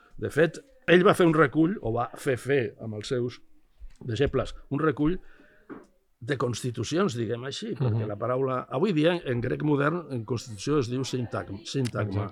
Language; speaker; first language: Catalan; non-native, local second language; Spanish